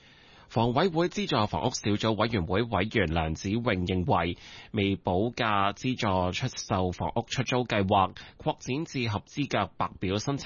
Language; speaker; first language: Cantonese; native; Cantonese